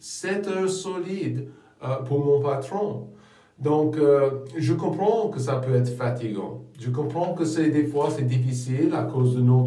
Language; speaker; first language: French; non-native, fluent; English